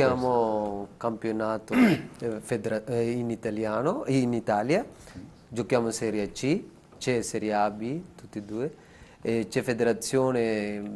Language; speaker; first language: Italian; non-native, learner; Sinhala